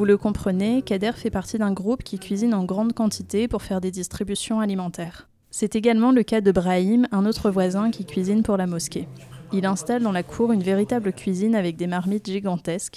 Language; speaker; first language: French; native; French